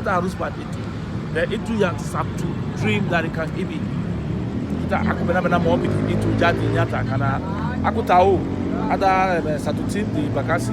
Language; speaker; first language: Indonesian; non-native, fluent; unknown